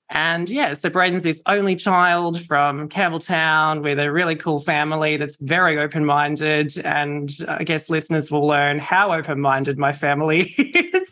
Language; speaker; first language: English; native; English